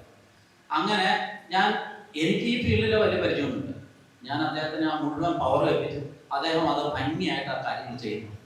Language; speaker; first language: Malayalam; native; Malayalam